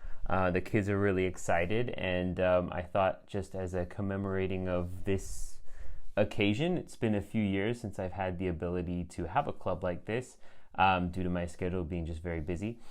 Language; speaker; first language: English; native; English